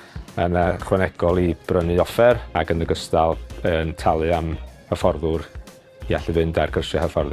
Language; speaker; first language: Welsh; native; Welsh